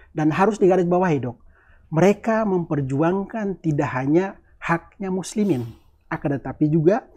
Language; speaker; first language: Indonesian; native; Indonesian